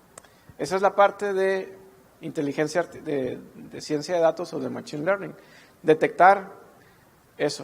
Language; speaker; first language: Spanish; native; Spanish